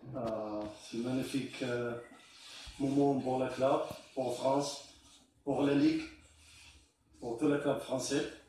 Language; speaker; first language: French; non-native, learner; Arabic